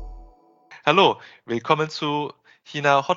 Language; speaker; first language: German; non-native, fluent; Chinese